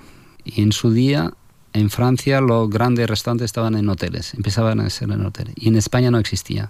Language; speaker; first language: Spanish; non-native, fluent; French